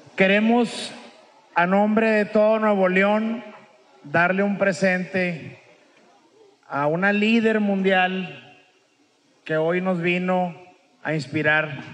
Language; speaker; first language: Spanish; native; Spanish